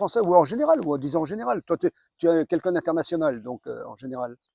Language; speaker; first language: French; native; French